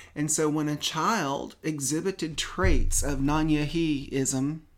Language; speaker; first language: English; native; English